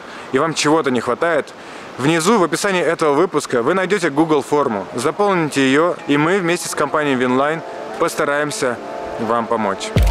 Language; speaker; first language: Russian; native; Russian